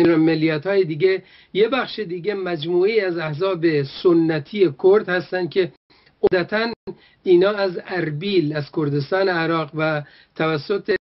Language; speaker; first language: Persian; non-native, local second language; Kurdish